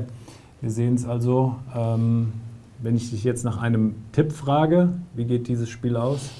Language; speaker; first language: German; native; German